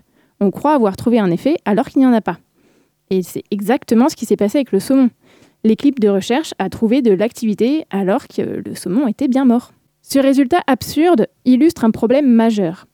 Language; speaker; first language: French; native; French